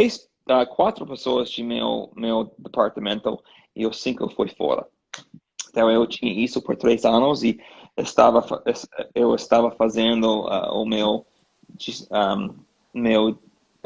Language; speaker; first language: Portuguese; non-native, learner; English